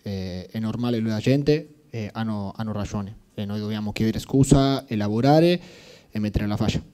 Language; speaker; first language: Italian; non-native, fluent; Spanish